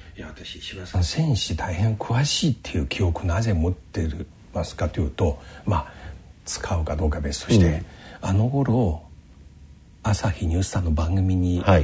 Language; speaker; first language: Japanese; non-native, fluent; Chinese